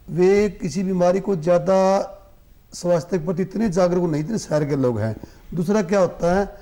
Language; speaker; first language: Hindi; native; Hindi